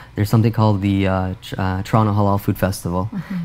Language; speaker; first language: English; native; English